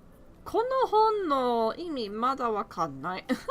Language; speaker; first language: Japanese; non-native, learner; English